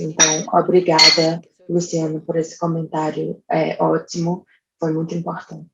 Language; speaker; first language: Portuguese; non-native, fluent; English